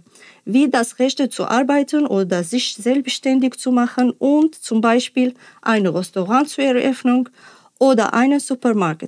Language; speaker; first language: German; non-native, learner; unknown